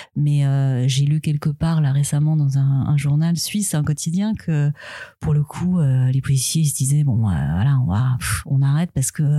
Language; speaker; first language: French; native; French